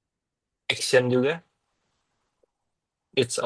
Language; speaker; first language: English; non-native, learner; Indonesian